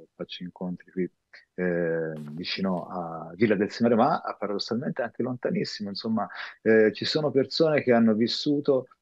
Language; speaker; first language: Italian; native; Italian